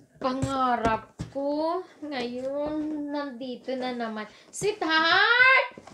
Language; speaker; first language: Filipino; non-native, local second language; Hiligaynon